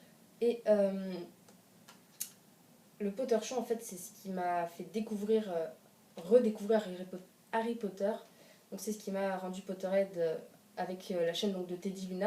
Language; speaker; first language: French; native; French